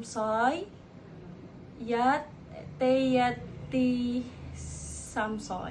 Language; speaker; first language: Cantonese; non-native, learner; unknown